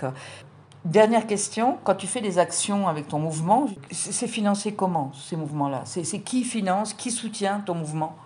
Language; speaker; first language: French; native; French